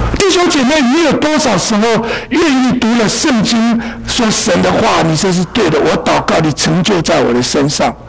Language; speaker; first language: Chinese; native; Chinese